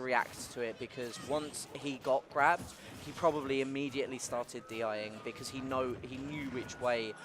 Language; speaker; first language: English; native; English